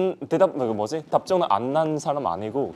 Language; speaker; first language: Korean; non-native, learner; Chinese